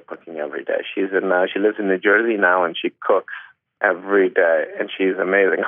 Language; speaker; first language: English; non-native, local second language; Urdu